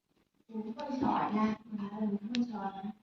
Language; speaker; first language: Vietnamese; native; Vietnamese